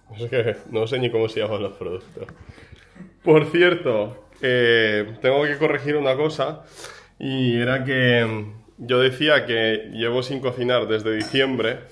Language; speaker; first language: Spanish; early bilingual, other home language; Ukrainian